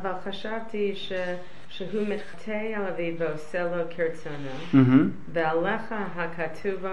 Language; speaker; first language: Hebrew; non-native, fluent; English